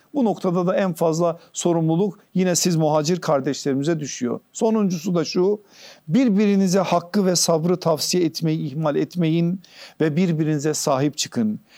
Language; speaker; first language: Turkish; native; Turkish